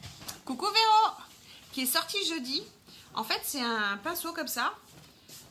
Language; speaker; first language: French; native; French